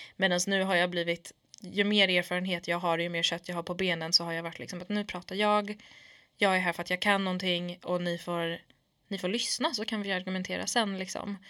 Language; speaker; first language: Swedish; early bilingual, other home language; Kurdish